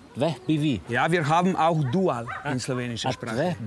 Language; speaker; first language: German; non-native, learner; Slovenian